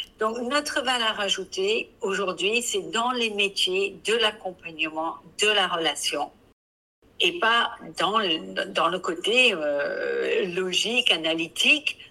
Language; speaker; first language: French; non-native, fluent; English